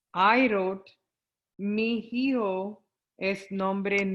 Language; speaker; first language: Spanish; non-native, learner; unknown